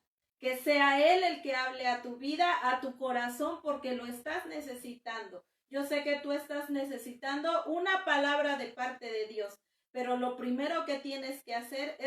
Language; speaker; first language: Spanish; native; Spanish